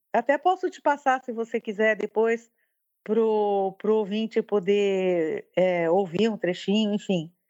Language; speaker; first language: Portuguese; early bilingual, other home language; French